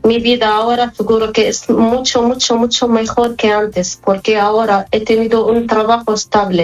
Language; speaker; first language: Spanish; non-native, fluent; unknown